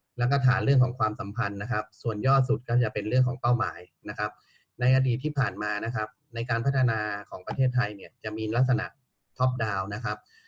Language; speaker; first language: Thai; native; Thai